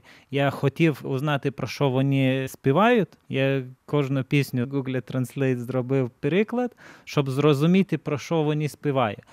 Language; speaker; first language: Ukrainian; non-native, fluent; Lithuanian